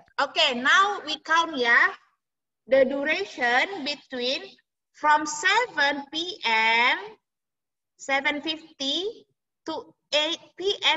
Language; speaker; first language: English; non-native, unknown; Indonesian